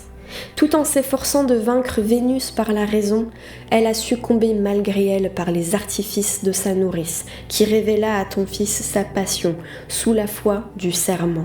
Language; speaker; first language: French; native; French